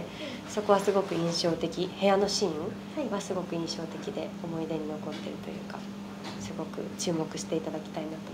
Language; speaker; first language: Japanese; native; Japanese